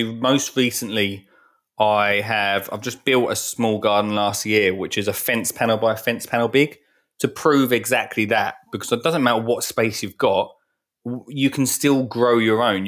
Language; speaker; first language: English; native; English